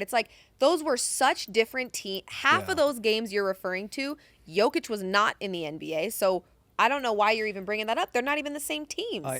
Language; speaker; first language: English; native; English